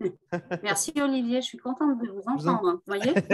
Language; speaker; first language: French; native; French